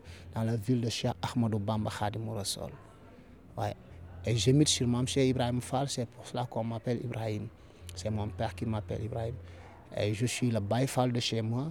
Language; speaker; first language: French; non-native, local second language; Fula